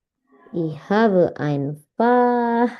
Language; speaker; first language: German; non-native, learner; Indonesian